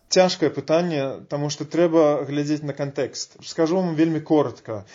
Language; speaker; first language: Belarusian; native; Belarusian